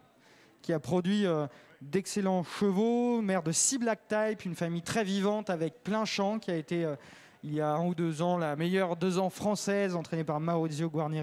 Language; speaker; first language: French; native; French